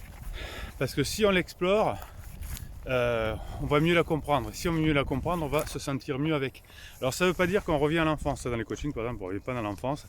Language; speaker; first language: French; native; French